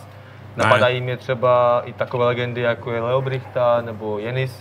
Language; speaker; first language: Czech; native; Czech